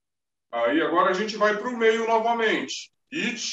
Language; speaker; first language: Portuguese; native; Portuguese